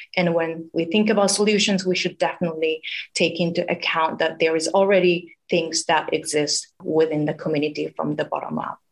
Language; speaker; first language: English; non-native, fluent; Japanese